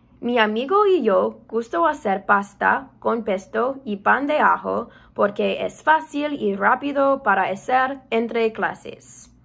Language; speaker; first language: Spanish; non-native, learner; English